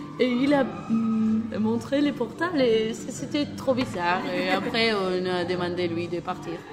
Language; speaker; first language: French; non-native, learner; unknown